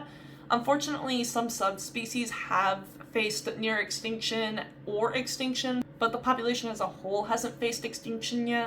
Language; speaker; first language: English; native; English